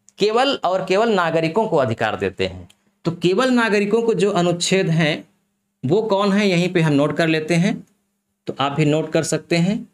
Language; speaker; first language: Hindi; native; Hindi